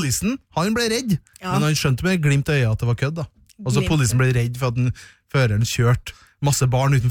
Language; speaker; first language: Norwegian; native; Norwegian